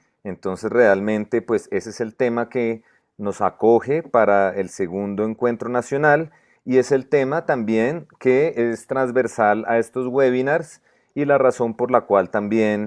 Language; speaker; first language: Spanish; native; Spanish